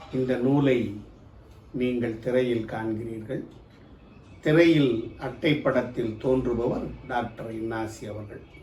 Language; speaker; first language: Tamil; native; Tamil